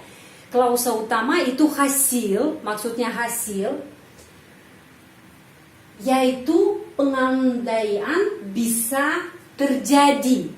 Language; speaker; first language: Indonesian; non-native, fluent; Russian